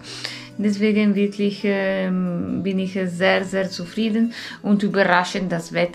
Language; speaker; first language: German; non-native, fluent; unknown